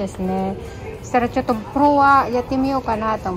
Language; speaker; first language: Japanese; non-native, fluent; Filipino